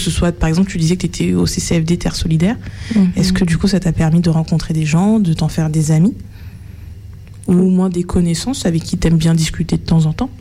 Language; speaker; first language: French; native; French